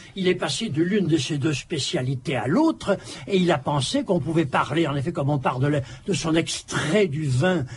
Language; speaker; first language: French; native; French